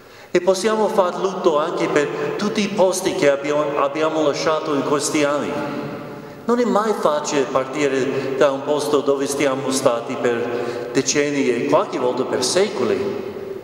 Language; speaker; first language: Italian; non-native, fluent; English